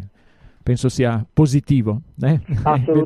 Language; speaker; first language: Italian; native; Italian